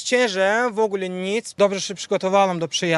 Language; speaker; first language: Polish; non-native, fluent; Azerbaijani